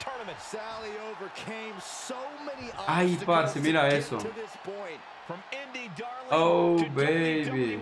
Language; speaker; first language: Spanish; native; Spanish